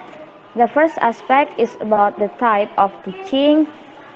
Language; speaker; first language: English; non-native, learner; Indonesian